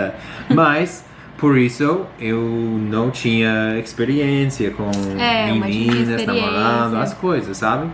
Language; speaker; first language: Portuguese; non-native, learner; English